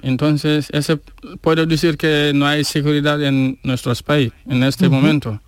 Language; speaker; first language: Spanish; non-native, learner; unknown